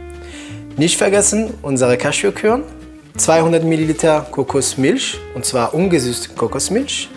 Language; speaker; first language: German; non-native, fluent; French